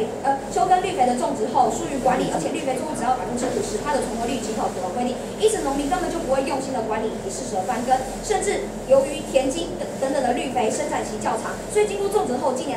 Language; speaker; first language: Chinese; native; Chinese